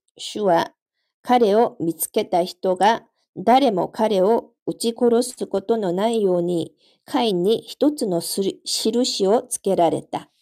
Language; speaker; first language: Japanese; non-native, fluent; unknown